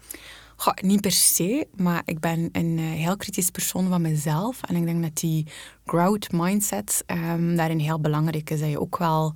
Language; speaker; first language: Dutch; native; Dutch